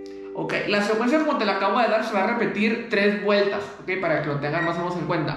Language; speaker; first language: Spanish; native; Spanish